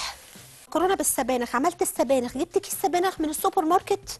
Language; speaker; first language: Arabic; native; Arabic